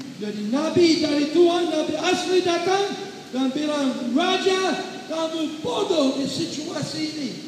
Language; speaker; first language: Indonesian; non-native, learner; English